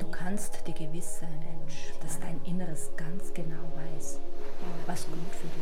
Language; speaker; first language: German; native; German